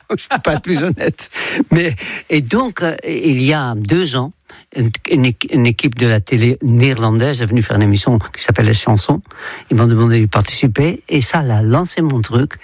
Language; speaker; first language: French; non-native, fluent; Dutch